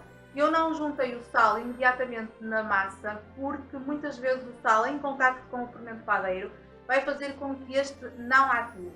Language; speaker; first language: Portuguese; native; Portuguese